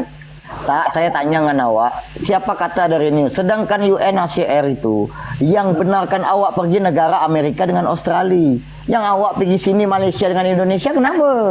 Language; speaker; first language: Malay; native; Malay